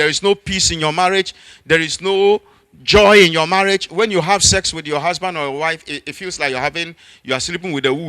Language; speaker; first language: English; non-native, local second language; Akan